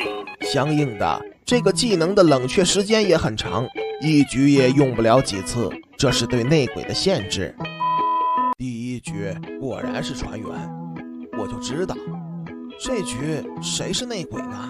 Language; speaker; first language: Chinese; native; Chinese